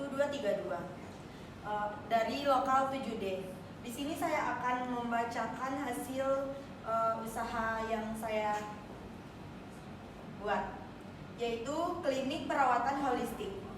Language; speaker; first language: Indonesian; native; Indonesian